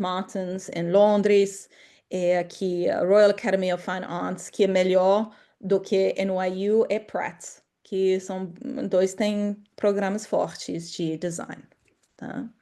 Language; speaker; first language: Portuguese; non-native, fluent; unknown